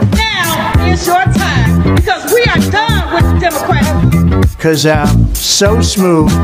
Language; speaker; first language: English; native; English